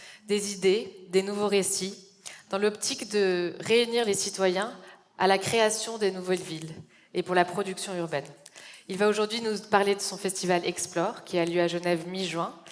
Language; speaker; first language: French; native; French